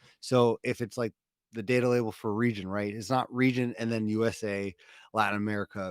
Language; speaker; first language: English; native; English